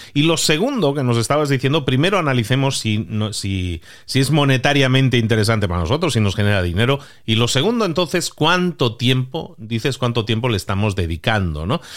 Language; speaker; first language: Spanish; native; Spanish